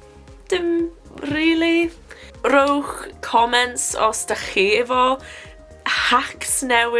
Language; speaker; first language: Welsh; non-native, local second language; English